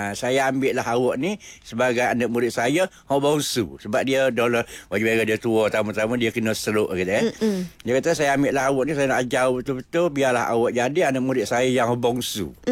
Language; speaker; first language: Malay; non-native, local second language; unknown